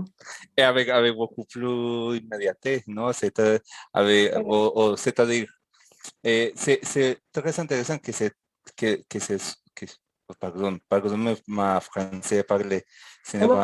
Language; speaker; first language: French; non-native, fluent; Spanish